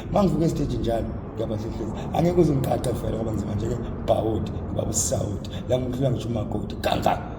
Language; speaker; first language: Zulu; native; Zulu